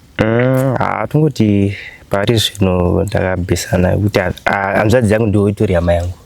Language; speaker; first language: Shona; native; Shona